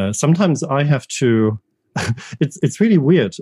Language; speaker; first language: English; non-native, fluent; German